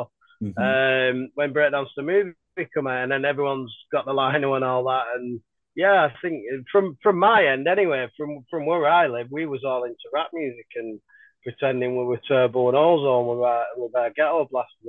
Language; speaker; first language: English; native; English